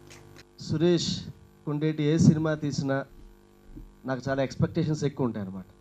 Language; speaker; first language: Telugu; native; Telugu